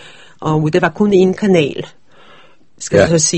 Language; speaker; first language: Danish; early bilingual, other home language; Polish